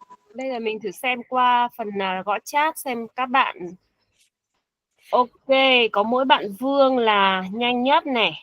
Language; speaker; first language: Vietnamese; native; Vietnamese